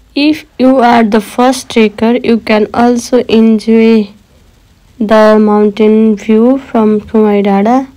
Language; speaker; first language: English; non-native, local second language; Nepali